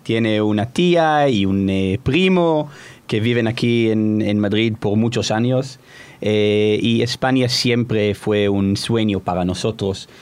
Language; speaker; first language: Spanish; non-native, fluent; Hebrew